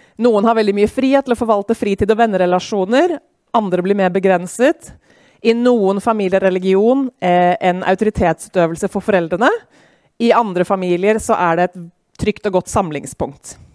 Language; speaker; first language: Norwegian; native; Norwegian